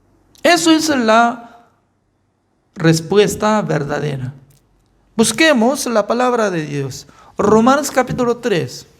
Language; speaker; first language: Spanish; non-native, learner; Korean